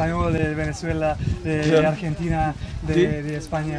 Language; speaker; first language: Spanish; non-native, learner; Macedonian